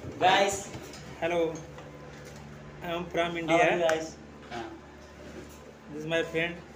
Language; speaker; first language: English; non-native, learner; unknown